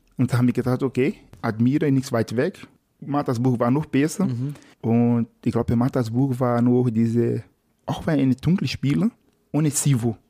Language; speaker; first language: German; non-native, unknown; Portuguese